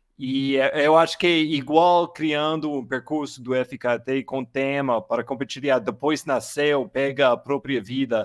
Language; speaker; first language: Portuguese; non-native, learner; English